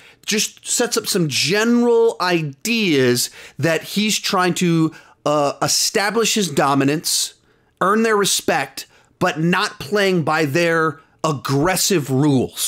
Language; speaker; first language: English; native; English